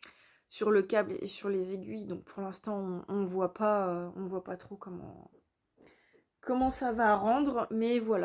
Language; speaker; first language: French; native; French